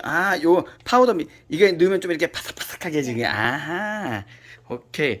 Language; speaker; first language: Korean; native; Korean